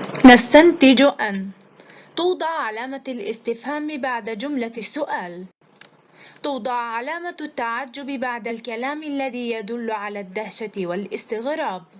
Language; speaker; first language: Arabic; native; Arabic